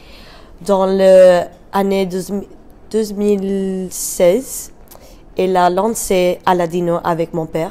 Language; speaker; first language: French; non-native, learner; Spanish